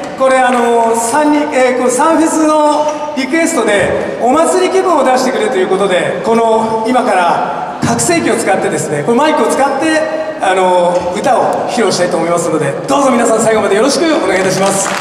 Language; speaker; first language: Japanese; native; Japanese